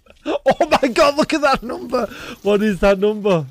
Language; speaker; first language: English; native; English